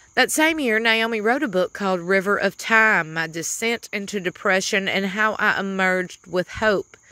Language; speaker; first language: English; native; English